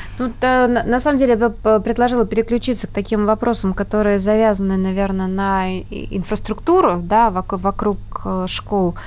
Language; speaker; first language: Russian; native; Russian